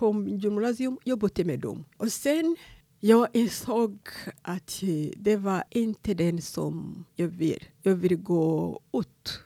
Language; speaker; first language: Swedish; non-native, fluent; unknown